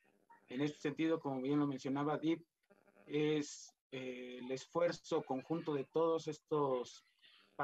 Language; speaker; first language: Spanish; native; Spanish